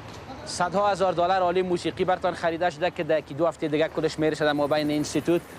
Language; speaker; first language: Persian; native; Persian